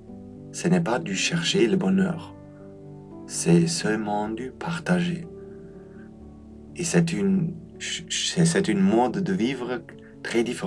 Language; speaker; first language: French; non-native, learner; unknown